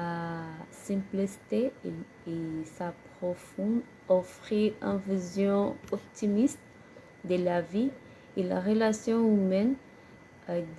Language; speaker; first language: French; non-native, learner; Portuguese